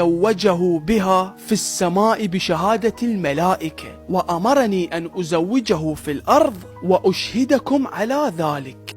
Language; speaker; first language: Arabic; native; Arabic